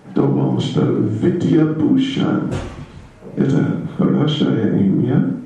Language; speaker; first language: Russian; non-native, learner; English